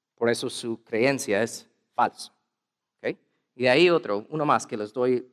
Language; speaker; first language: Spanish; non-native, fluent; English